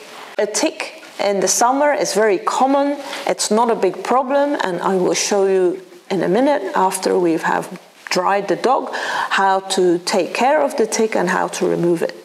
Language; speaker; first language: English; non-native, fluent; Dutch